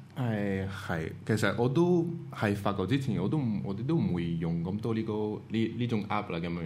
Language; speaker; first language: Cantonese; non-native, fluent; French